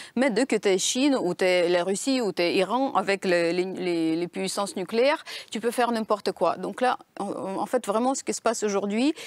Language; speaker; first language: French; non-native, fluent; Ukrainian